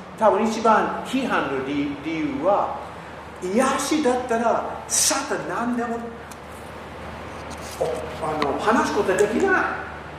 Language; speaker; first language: Japanese; non-native, learner; English